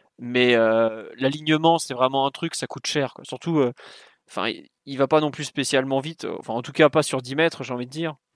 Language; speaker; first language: French; native; French